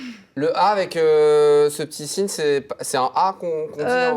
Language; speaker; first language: French; native; French